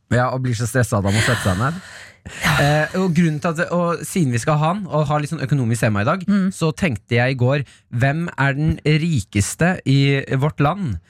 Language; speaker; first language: Norwegian; native; Norwegian